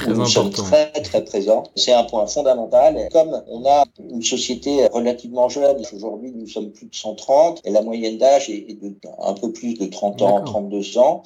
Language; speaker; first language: French; native; French